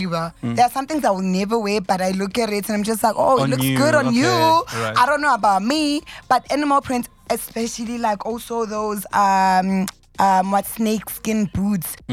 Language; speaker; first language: English; non-native, local second language; Zulu